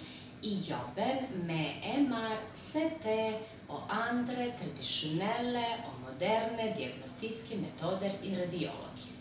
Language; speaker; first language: Norwegian; non-native, learner; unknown